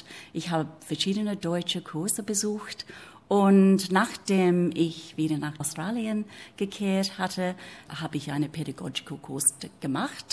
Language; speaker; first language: German; non-native, fluent; English